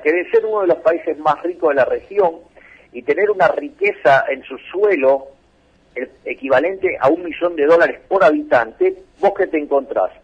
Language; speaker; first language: Spanish; native; Spanish